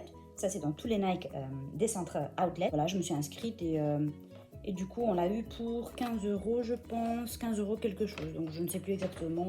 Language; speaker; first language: French; native; French